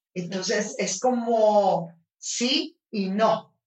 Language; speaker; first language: Spanish; native; Spanish